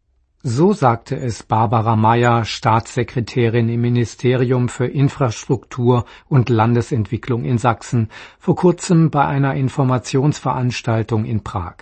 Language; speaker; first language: German; native; German